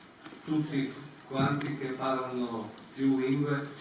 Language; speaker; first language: Italian; non-native, fluent; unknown